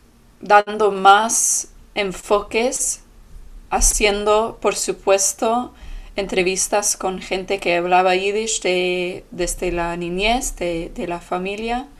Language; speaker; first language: Spanish; non-native, fluent; English